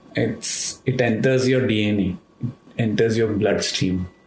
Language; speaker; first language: English; non-native, local second language; Marathi